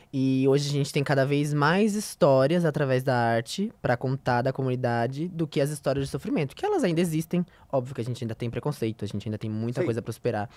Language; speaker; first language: Portuguese; native; Portuguese